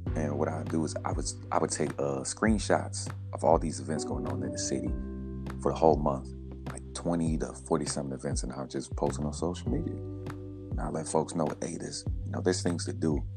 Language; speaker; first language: English; native; English